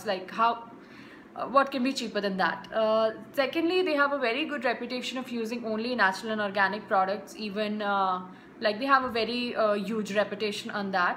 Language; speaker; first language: English; non-native, local second language; Hindi